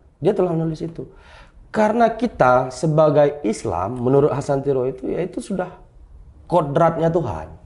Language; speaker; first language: Indonesian; non-native, local second language; Achinese